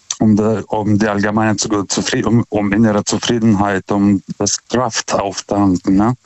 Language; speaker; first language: German; non-native, fluent; Russian